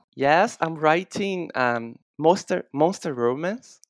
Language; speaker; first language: English; non-native, fluent; Portuguese